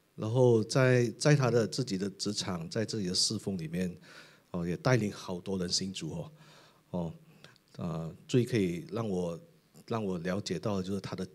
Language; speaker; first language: Chinese; native; Chinese